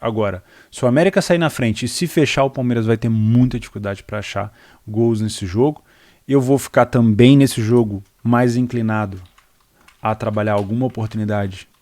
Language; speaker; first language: Portuguese; native; Portuguese